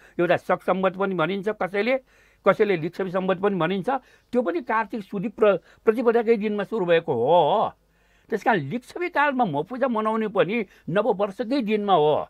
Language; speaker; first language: Nepali; non-native, local second language; Newari